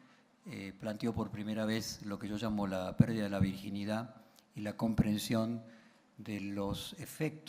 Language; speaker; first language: Spanish; native; Spanish